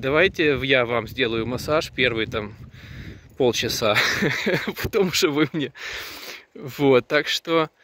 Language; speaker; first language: Russian; native; Russian